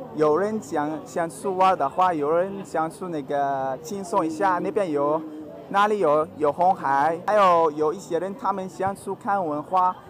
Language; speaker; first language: Chinese; non-native, learner; Arabic